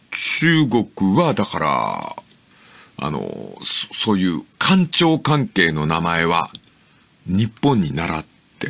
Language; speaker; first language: Japanese; native; Japanese